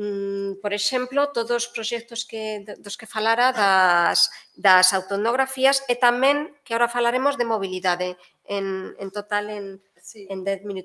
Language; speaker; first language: Galician; non-native, local second language; Spanish